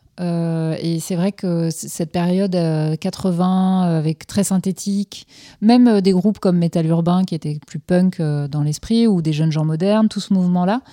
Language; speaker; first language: French; native; French